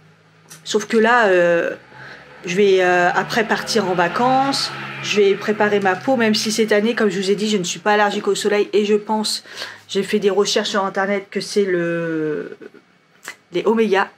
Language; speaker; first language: French; native; French